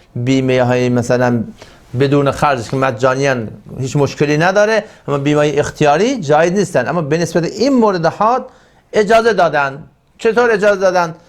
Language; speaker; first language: Persian; non-native, local second language; Turkmen